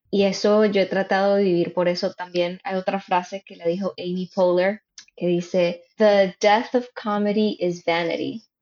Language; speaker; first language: Spanish; native; Spanish